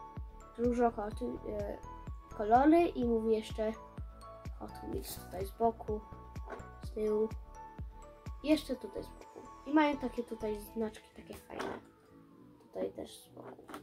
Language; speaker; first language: Polish; early bilingual, heritage; Polish